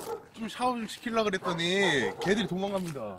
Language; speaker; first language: Korean; native; Korean